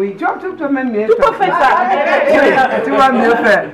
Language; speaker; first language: French; non-native, local second language; English